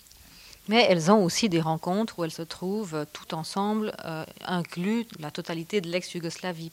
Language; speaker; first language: French; native; French